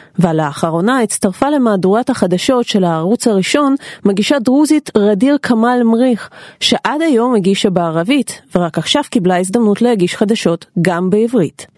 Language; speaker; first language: Hebrew; non-native, fluent; Russian